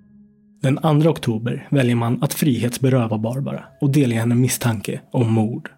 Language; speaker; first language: Swedish; native; Swedish